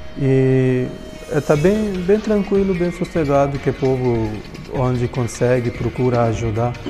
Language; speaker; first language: Portuguese; non-native, fluent; Urdu